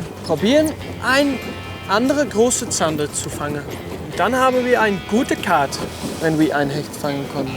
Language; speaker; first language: German; non-native, learner; Dutch